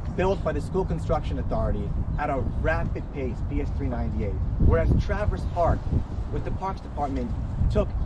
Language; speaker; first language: English; native; English